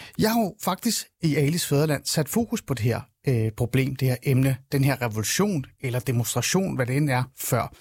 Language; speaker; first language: Danish; early bilingual, other home language; Persian